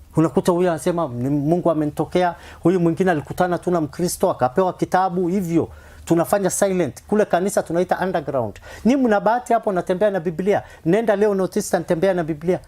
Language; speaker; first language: Swahili; non-native, fluent; Somali